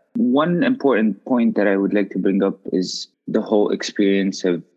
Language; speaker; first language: English; non-native, fluent; Arabic